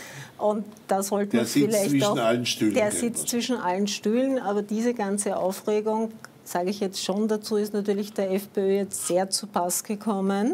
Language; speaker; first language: German; native; German